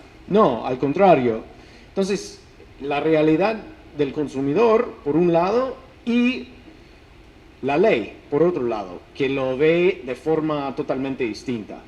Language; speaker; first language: Spanish; non-native, fluent; English